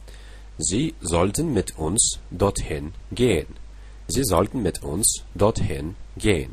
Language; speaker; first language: German; non-native, fluent; Russian